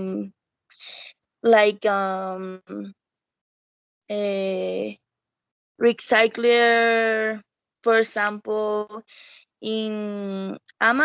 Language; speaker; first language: English; non-native, learner; Spanish